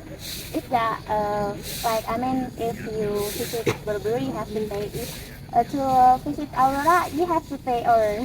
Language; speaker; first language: English; non-native, learner; Indonesian